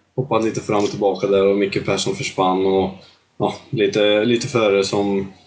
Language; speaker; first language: Swedish; native; Swedish